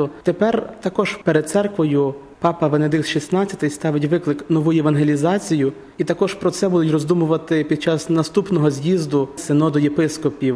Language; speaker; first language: Ukrainian; native; Ukrainian